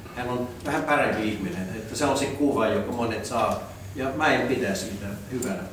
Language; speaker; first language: Finnish; non-native, fluent; English